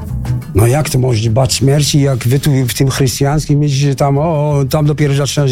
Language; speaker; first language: Polish; non-native, learner; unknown